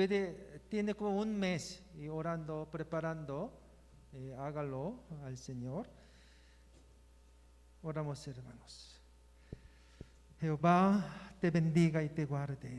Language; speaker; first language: Spanish; non-native, learner; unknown